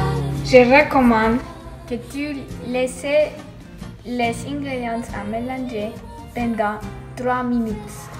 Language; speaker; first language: French; non-native, learner; English